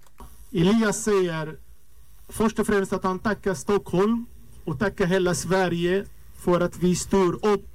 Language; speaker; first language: Swedish; non-native, fluent; Arabic